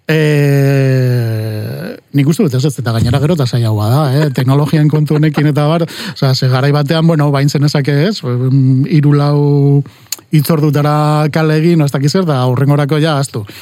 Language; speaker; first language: Basque; non-native, local second language; Spanish